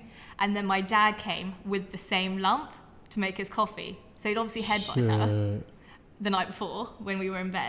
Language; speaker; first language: English; native; English